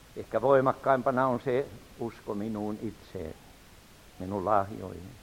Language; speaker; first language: Finnish; native; Finnish